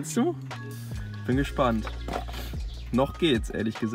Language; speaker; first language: German; native; German